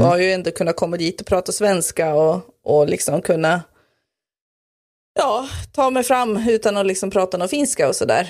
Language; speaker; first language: Swedish; native; Swedish